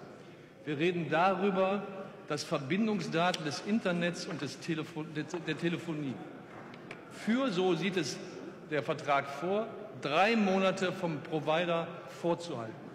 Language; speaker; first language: German; native; German